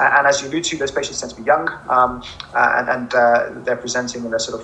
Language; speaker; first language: English; non-native, local second language; Akan